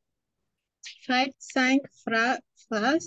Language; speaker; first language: French; non-native, learner; Spanish